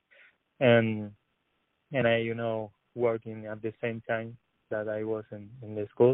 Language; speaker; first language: English; non-native, learner; Spanish